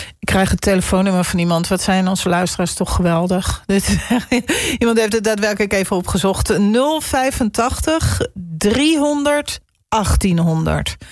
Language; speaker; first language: Dutch; native; Dutch